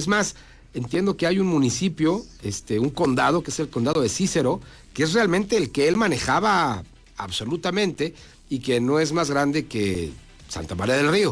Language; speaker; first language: Spanish; native; Spanish